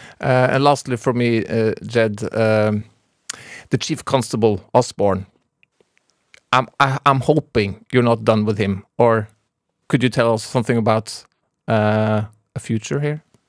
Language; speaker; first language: English; non-native, fluent; Norwegian